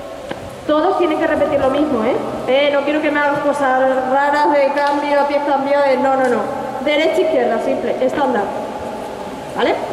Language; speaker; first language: Spanish; native; Spanish